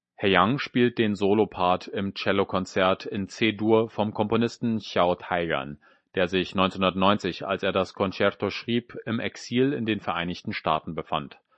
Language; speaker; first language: German; native; German